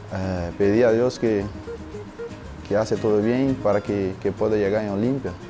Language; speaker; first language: Spanish; non-native, learner; Portuguese